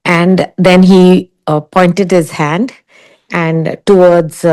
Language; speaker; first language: English; non-native, local second language; Punjabi